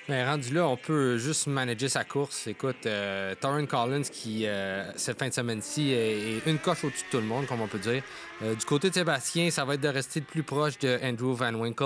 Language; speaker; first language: French; native; French